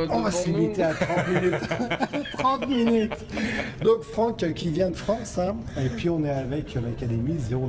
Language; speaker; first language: French; native; French